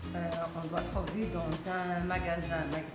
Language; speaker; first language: French; non-native, learner; Arabic